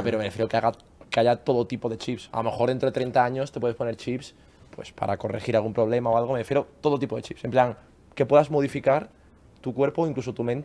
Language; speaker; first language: Spanish; native; Spanish